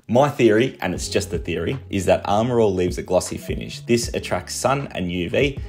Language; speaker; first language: English; native; English